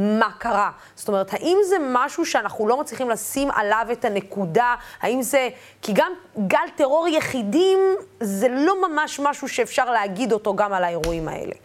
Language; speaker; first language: Hebrew; non-native, local second language; Arabic